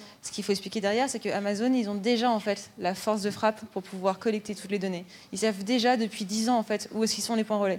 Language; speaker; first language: French; native; French